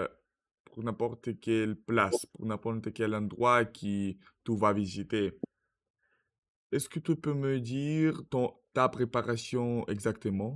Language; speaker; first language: French; non-native, learner; Russian